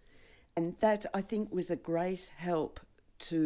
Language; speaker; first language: English; native; English